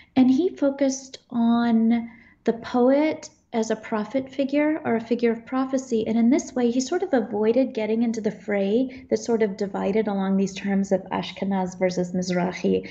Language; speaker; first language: English; early bilingual, other home language; Czech